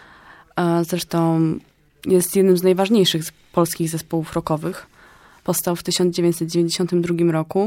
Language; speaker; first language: Polish; native; Polish